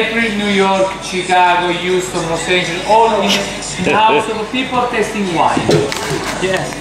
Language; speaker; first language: English; non-native, learner; Italian